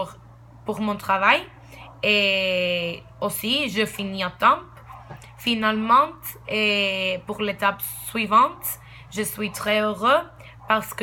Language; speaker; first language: French; non-native, learner; Spanish